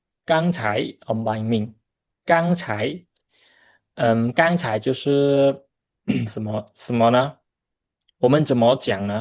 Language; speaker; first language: Chinese; non-native, fluent; Khmer